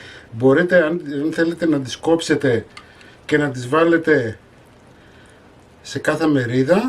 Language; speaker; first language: Greek; native; Greek